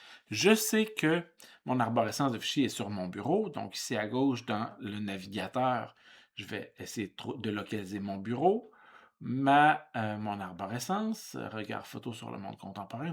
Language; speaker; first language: French; native; French